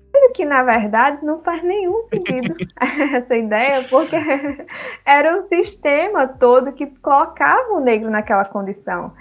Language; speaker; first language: Portuguese; early bilingual, other home language; Upper Guinea Crioulo